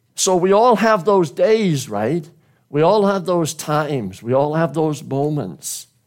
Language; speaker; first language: English; native; English